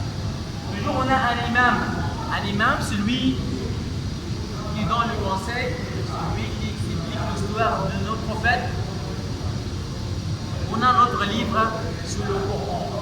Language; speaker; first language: French; non-native, learner; Arabic